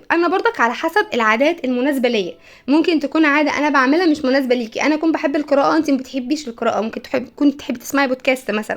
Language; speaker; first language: Arabic; native; Arabic